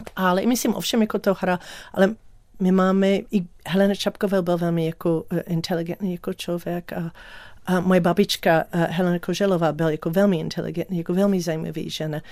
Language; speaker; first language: Czech; non-native, learner; English